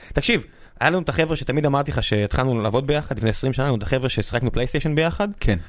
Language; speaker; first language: Hebrew; native; Hebrew